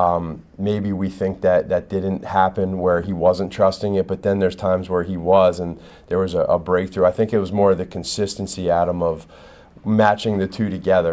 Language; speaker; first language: English; native; English